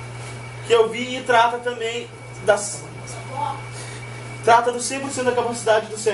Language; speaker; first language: Portuguese; native; Portuguese